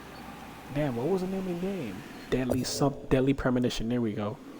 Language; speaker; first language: English; native; English